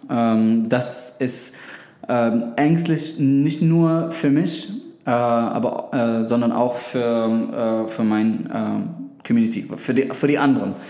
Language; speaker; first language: German; non-native, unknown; Arabic